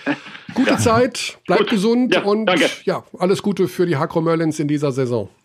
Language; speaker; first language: German; native; German